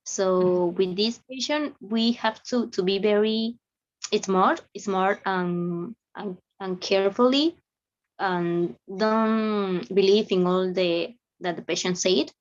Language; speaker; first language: English; non-native, learner; Spanish